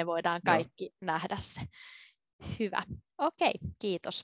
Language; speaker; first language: Finnish; native; Finnish